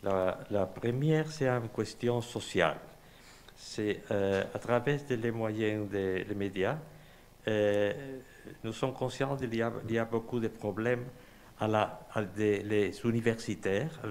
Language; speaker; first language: French; non-native, learner; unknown